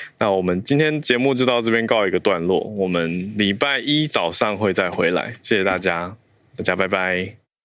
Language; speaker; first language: Chinese; native; Chinese